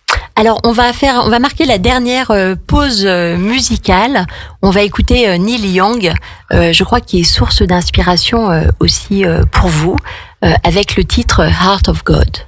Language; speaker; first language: French; native; French